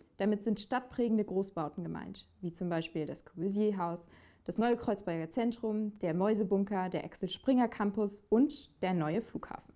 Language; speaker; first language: German; native; German